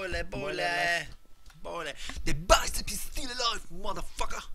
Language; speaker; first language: English; non-native, learner; Polish